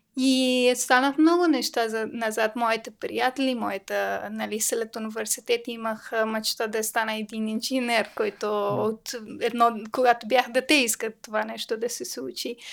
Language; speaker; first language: Bulgarian; non-native, learner; Persian